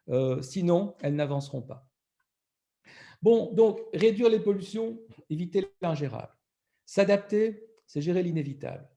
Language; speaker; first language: French; native; French